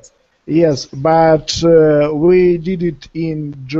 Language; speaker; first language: English; non-native, fluent; Russian